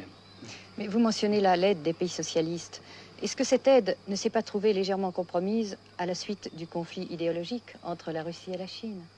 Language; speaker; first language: French; native; French